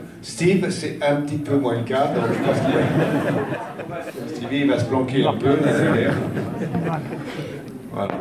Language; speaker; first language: French; native; French